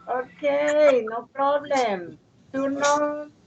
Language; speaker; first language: English; non-native, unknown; Spanish